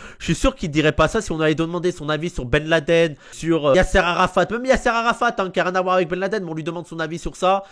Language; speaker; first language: French; native; French